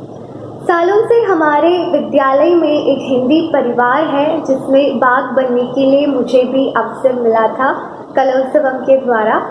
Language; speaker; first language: Hindi; non-native, local second language; Malayalam